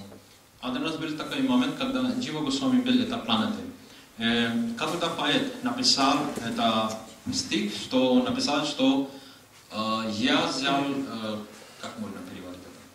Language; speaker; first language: Russian; non-native, learner; Hindi